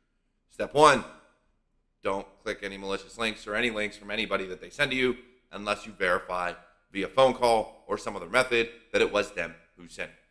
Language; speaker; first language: English; native; English